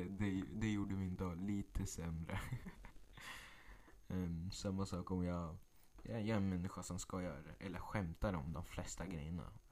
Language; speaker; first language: Swedish; early bilingual, other home language; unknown